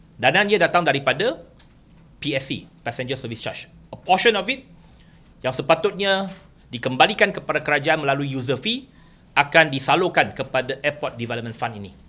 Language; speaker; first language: Malay; non-native, local second language; Chinese